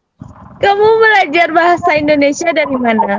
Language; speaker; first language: Indonesian; non-native, local second language; Minangkabau